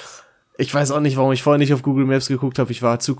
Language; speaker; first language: German; native; German